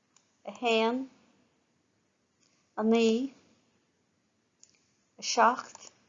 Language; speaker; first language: Irish; non-native, local second language; English